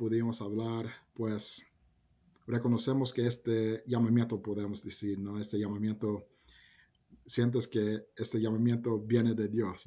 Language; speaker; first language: Spanish; early bilingual, heritage; Spanish